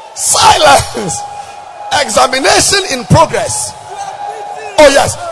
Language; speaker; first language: English; non-native, local second language; Akan